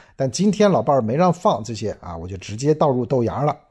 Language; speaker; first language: Chinese; native; Chinese